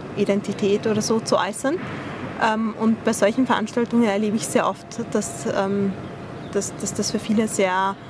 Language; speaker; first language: German; early bilingual, other home language; Arabic